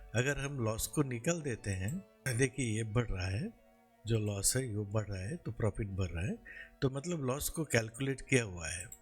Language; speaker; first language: Hindi; non-native, local second language; Bangla